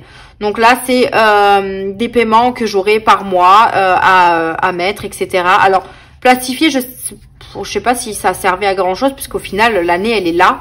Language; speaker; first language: French; native; French